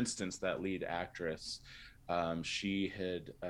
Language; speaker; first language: English; native; English